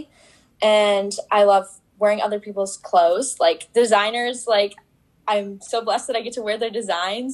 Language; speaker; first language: English; native; English